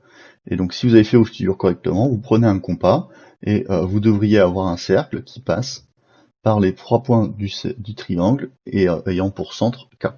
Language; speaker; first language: French; native; French